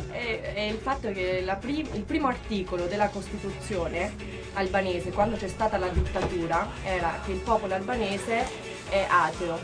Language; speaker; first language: Italian; non-native, fluent; Albanian